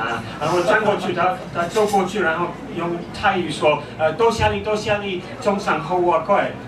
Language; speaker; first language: Chinese; non-native, fluent; English